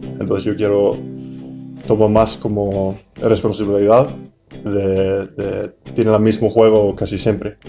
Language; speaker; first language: Spanish; non-native, learner; English